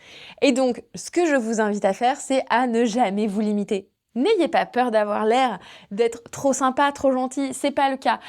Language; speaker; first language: French; native; French